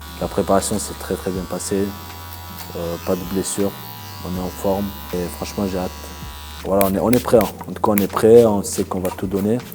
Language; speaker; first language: French; early bilingual, other home language; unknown